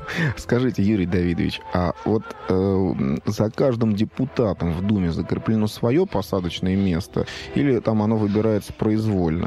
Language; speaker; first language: Russian; native; Russian